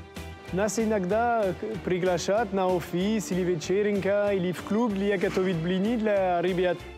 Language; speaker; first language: Russian; non-native, learner; French